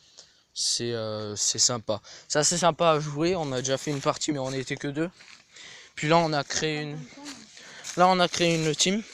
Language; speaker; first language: French; native; French